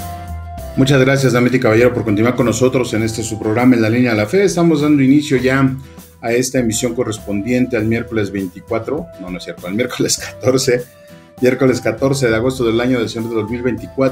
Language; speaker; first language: Spanish; native; Spanish